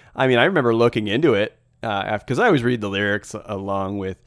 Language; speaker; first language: English; native; English